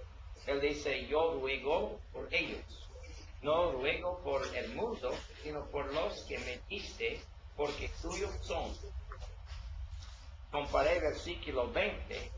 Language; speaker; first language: Spanish; non-native, learner; English